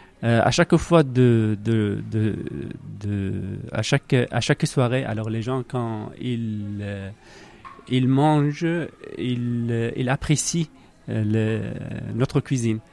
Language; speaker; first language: French; non-native, learner; Arabic